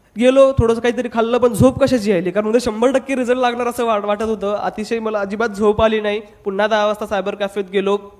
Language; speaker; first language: Marathi; non-native, local second language; Hindi